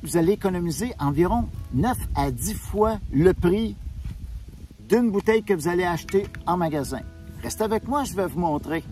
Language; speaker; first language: French; native; French